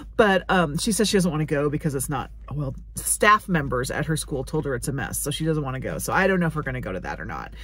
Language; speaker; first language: English; native; English